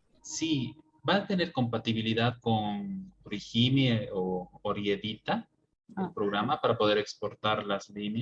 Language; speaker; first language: Spanish; native; Spanish